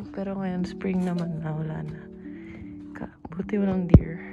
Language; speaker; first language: Filipino; native; Filipino